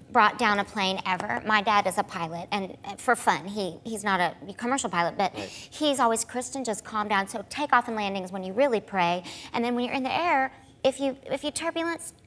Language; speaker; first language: English; native; English